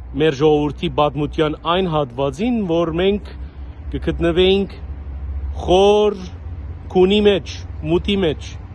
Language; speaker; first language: Armenian; early bilingual, heritage; Armenian